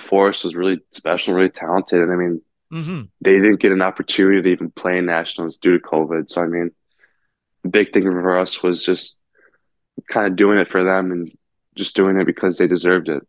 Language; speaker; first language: English; native; English